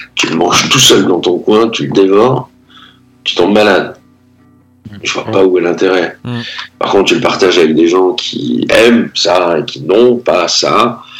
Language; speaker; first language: French; native; French